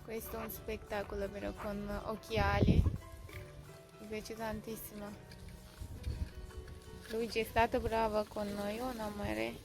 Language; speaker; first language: Italian; non-native, learner; Turkish